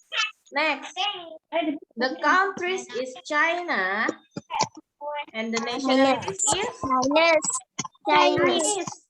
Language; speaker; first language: English; non-native, learner; Indonesian